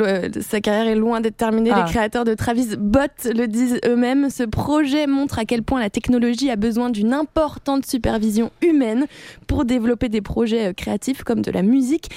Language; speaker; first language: French; native; French